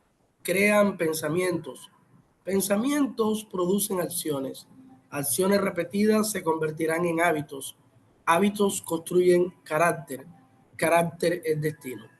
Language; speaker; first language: Spanish; native; Spanish